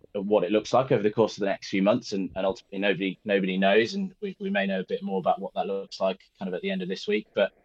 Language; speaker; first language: English; native; English